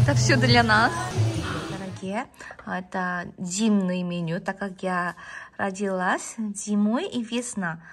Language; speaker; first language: Russian; non-native, learner; Korean